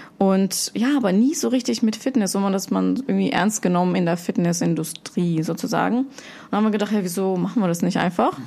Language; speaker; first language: German; early bilingual, other home language; Russian